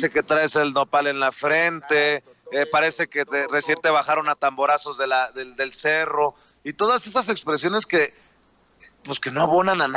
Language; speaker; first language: Spanish; native; Spanish